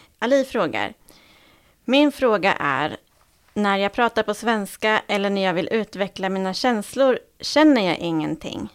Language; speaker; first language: Swedish; native; Swedish